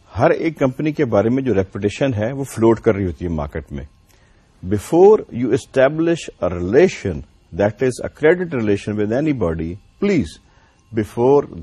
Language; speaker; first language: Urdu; non-native, local second language; Punjabi